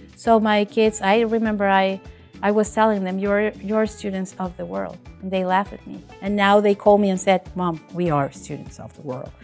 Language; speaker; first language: English; non-native, fluent; Spanish